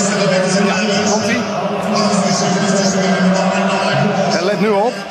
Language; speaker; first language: Dutch; native; Dutch